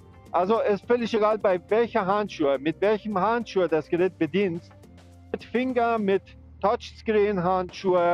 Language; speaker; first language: German; non-native, fluent; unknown